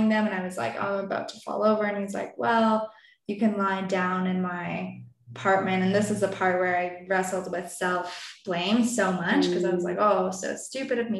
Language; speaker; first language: English; native; English